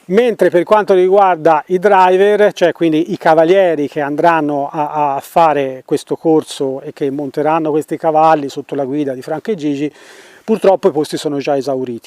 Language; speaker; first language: Italian; native; Italian